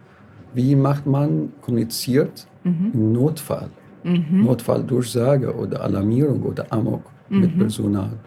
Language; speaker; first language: German; non-native, learner; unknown